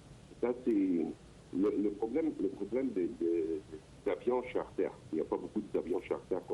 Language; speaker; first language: French; non-native, learner; Arabic